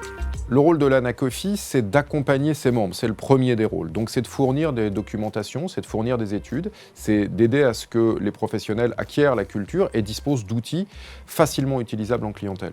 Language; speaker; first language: French; native; French